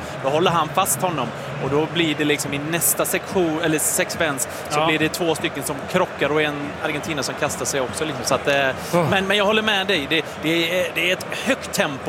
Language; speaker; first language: Swedish; native; Swedish